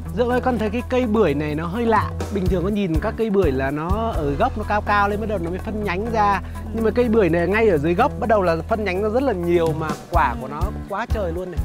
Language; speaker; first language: Vietnamese; native; Vietnamese